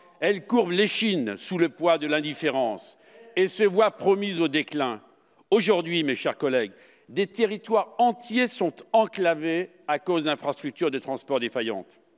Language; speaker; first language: French; native; French